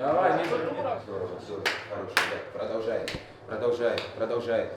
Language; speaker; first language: Russian; non-native, fluent; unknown